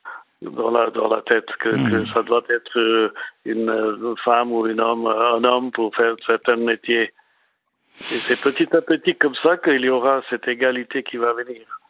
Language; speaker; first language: French; non-native, fluent; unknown